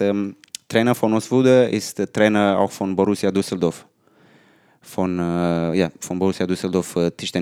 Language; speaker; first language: German; non-native, learner; Romanian